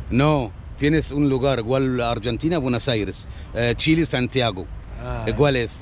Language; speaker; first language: Spanish; non-native, learner; Arabic